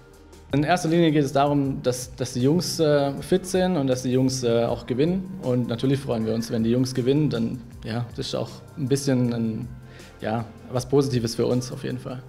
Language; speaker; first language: German; native; German